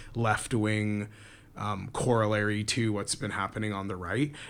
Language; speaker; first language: English; native; English